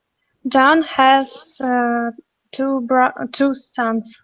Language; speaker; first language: English; non-native, learner; Russian